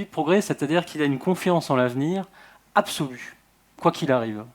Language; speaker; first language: French; native; French